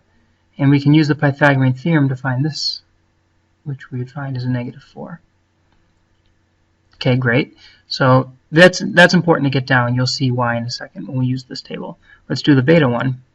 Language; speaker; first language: English; native; English